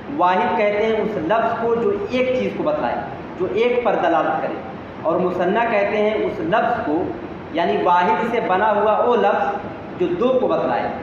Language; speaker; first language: Urdu; native; Urdu